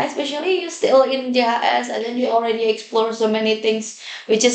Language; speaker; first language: English; non-native, fluent; Indonesian